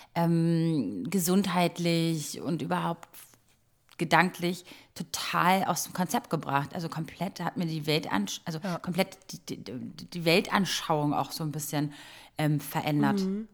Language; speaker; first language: German; early bilingual, other home language; Croatian